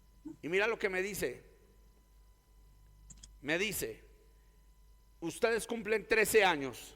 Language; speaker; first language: Spanish; native; Spanish